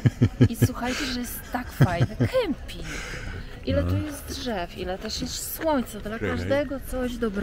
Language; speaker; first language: Polish; native; Polish